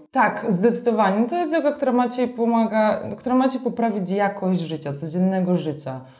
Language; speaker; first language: Polish; native; Polish